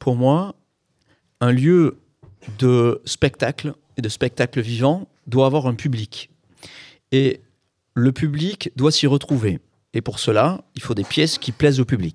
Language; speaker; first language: French; native; French